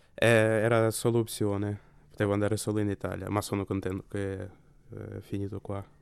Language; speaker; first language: Italian; non-native, learner; Ukrainian